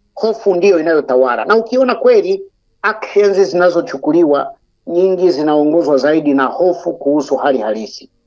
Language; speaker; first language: Swahili; non-native, local second language; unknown